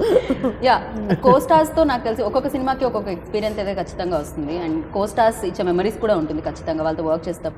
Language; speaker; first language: Telugu; native; Telugu